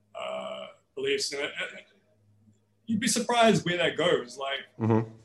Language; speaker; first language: English; native; English